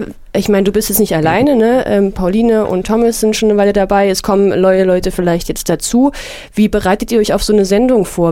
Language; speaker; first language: German; native; German